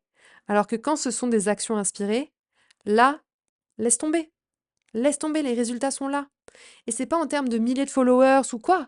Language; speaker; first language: French; native; French